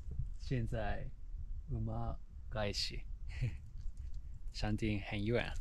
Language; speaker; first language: Chinese; non-native, learner; Japanese